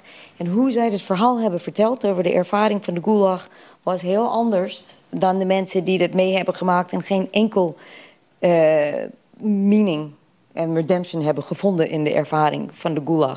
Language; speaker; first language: Dutch; non-native, fluent; English